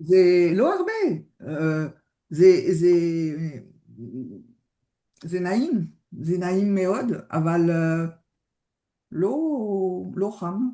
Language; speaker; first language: Hebrew; non-native, learner; French